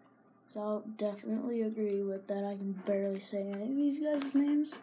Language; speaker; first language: English; native; English